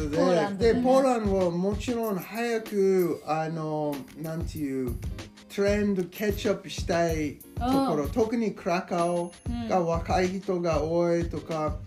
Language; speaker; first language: Japanese; non-native, learner; English